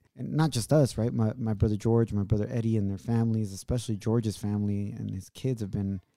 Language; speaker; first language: English; early bilingual, other home language; Spanish